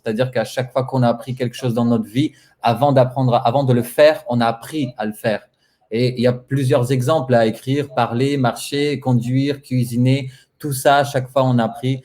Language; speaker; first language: French; non-native, fluent; Bulgarian